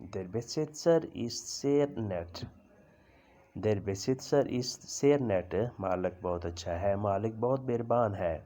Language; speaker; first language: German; non-native, learner; Urdu